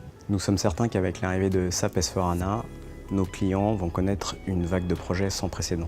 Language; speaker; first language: French; native; French